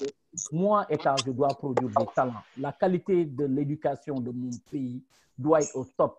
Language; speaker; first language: French; non-native, local second language; Wolof